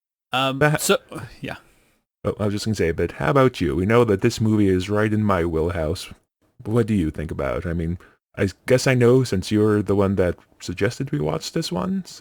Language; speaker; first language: English; native; English